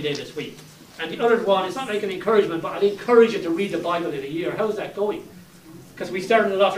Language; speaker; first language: English; native; English